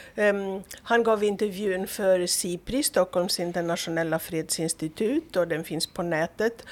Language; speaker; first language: Swedish; non-native, fluent; Greek